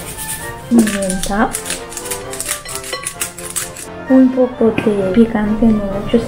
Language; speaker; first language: Spanish; early bilingual, heritage; Spanish